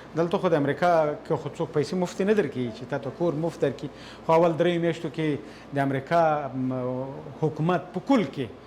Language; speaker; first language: Pashto; native; Pashto